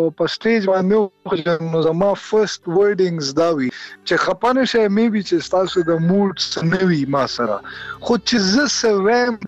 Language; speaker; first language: Pashto; native; Pashto